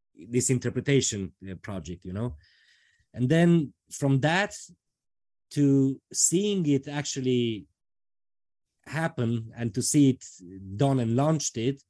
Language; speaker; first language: English; non-native, fluent; Romanian